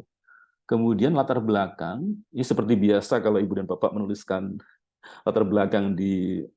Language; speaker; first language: Indonesian; native; Indonesian